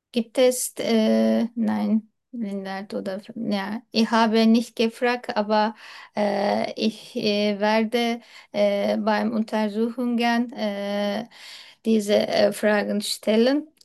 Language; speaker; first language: German; non-native, learner; Turkish